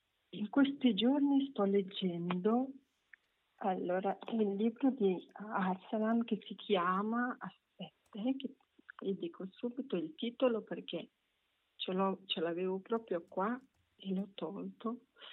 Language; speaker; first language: Italian; non-native, fluent; Persian